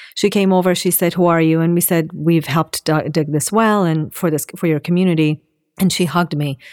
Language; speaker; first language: English; non-native, fluent; Assyrian Neo-Aramaic